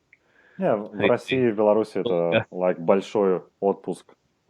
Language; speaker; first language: Russian; native; Russian